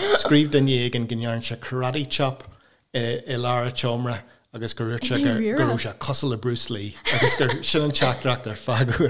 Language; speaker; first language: Irish; non-native, local second language; English